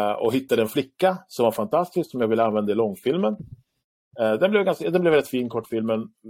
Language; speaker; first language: Swedish; early bilingual, other home language; Arabic